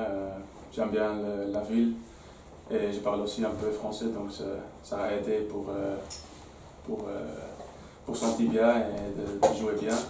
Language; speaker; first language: French; non-native, fluent; Dutch